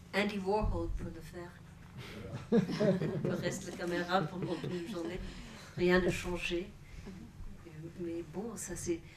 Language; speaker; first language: French; non-native, fluent; English